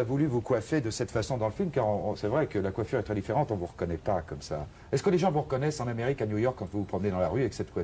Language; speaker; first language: French; native; French